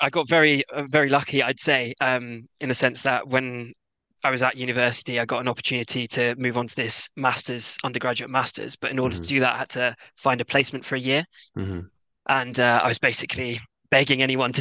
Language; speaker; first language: English; native; English